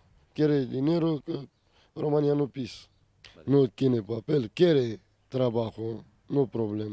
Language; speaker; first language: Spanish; non-native, learner; Romanian